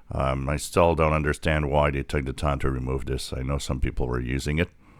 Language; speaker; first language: English; native; English